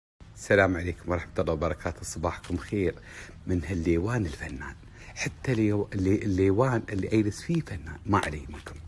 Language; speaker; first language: Arabic; native; Arabic